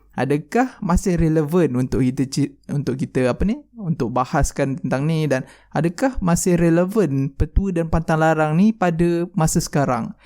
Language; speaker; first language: Malay; native; Malay